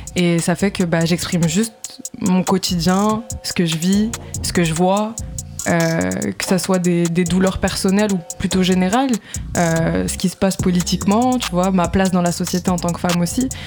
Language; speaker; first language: French; native; French